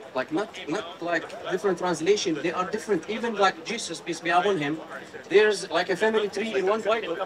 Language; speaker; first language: English; non-native, fluent; Arabic